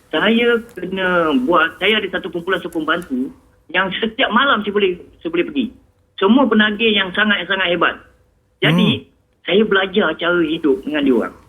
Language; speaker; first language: Malay; native; Malay